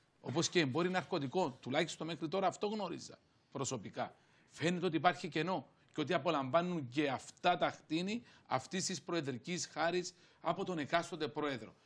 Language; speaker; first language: Greek; native; Greek